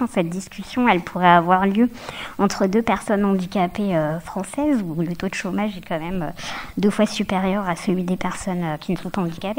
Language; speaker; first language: French; native; French